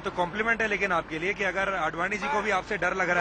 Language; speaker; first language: Hindi; native; Hindi